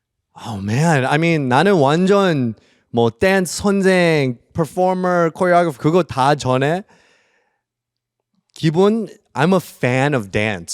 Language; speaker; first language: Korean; early bilingual, heritage; English